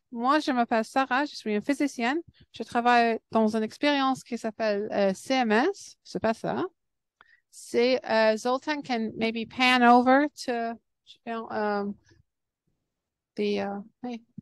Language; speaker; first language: French; non-native, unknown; English